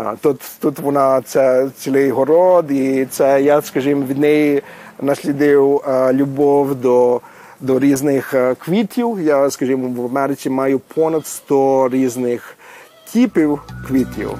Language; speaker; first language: Ukrainian; early bilingual, heritage; Ukrainian